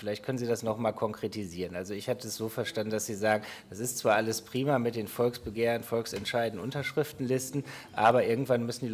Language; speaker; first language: German; native; German